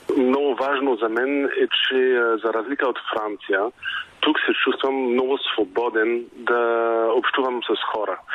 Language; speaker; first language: Bulgarian; non-native, fluent; French